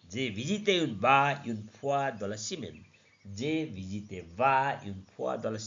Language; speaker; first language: French; non-native, learner; Nepali